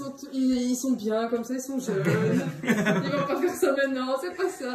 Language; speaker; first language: French; native; French